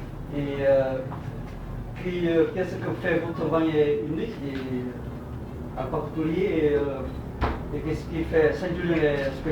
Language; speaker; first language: French; non-native, learner; Vietnamese